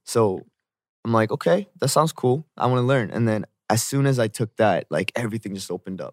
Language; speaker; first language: English; early bilingual, other home language; Korean